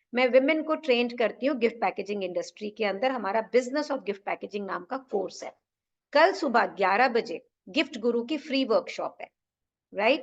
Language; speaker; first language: Hindi; native; Hindi